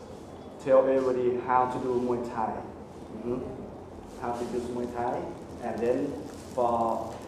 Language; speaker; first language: English; non-native, learner; Thai